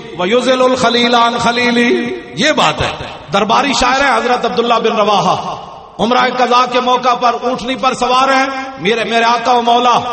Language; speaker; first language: Urdu; non-native, local second language; Punjabi